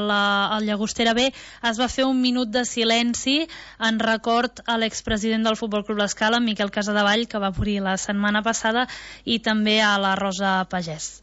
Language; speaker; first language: Catalan; native; Catalan